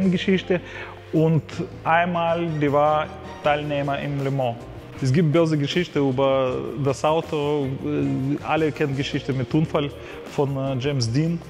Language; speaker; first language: German; non-native, fluent; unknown